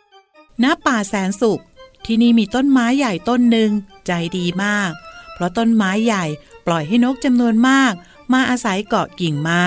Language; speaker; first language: Thai; native; Thai